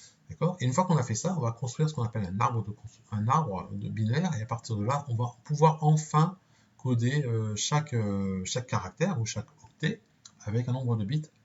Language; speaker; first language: French; native; French